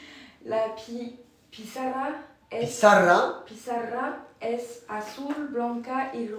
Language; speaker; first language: Spanish; non-native, learner; French